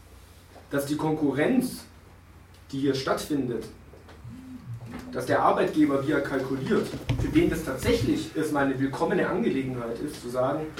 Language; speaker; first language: German; native; German